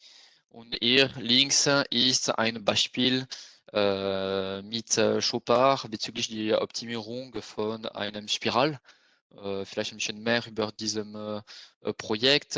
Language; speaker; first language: German; non-native, fluent; French